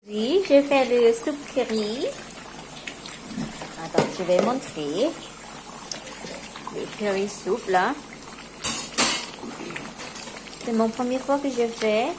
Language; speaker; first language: French; non-native, local second language; Khmer